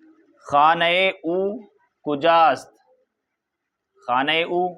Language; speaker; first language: Persian; non-native, fluent; Urdu